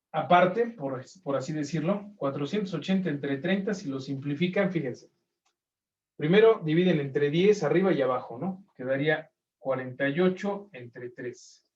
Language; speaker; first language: Spanish; native; Spanish